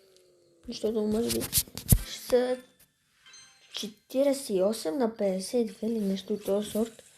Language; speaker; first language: Bulgarian; native; Bulgarian